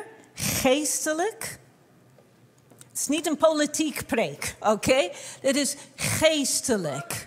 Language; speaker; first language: Dutch; non-native, fluent; English